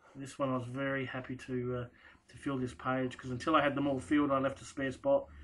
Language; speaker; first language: English; native; English